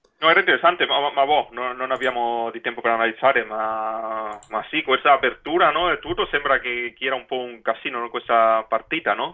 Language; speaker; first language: Italian; non-native, fluent; Spanish